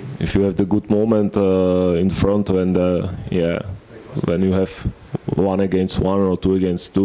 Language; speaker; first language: English; non-native, fluent; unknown